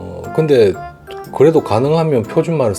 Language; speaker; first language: Korean; native; Korean